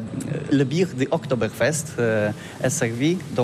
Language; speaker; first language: French; non-native, learner; Polish